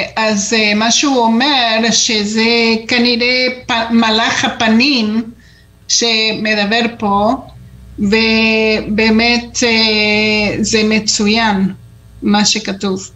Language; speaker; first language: Hebrew; non-native, fluent; Spanish